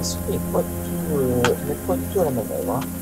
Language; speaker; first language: French; native; French